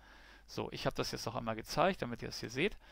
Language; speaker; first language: German; native; German